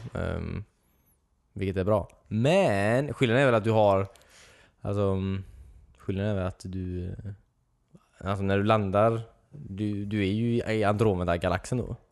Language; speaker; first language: Swedish; native; Swedish